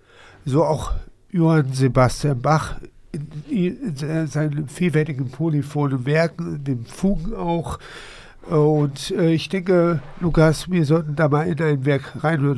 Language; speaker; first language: German; native; German